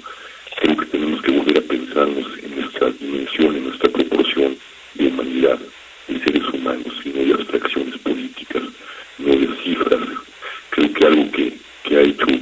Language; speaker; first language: Spanish; native; Spanish